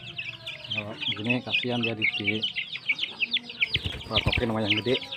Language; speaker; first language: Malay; non-native, local second language; Javanese